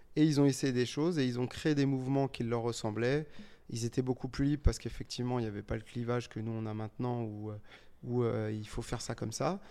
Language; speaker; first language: French; native; French